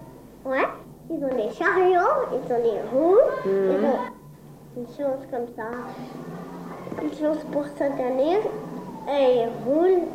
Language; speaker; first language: French; early bilingual, heritage; Spanish